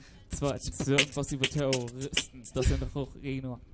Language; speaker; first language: German; native; German